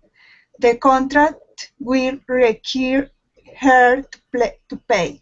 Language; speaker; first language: English; non-native, learner; Spanish